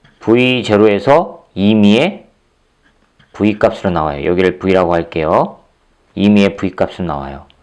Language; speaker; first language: Korean; native; Korean